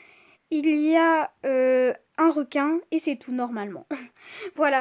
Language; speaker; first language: French; native; French